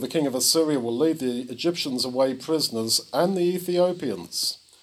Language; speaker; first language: English; native; English